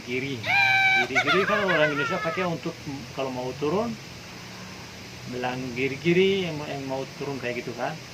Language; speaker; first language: Indonesian; non-native, fluent; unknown